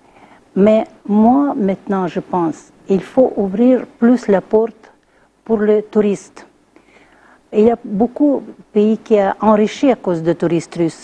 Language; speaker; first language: French; non-native, learner; Russian